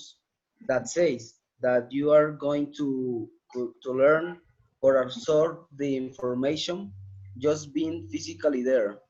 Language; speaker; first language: English; non-native, learner; Spanish